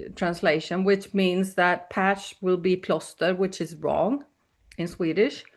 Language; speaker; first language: English; non-native, fluent; Swedish